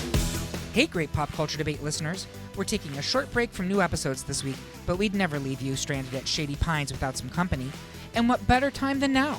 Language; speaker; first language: English; native; English